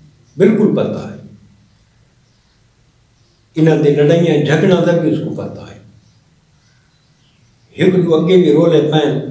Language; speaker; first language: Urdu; non-native, local second language; Saraiki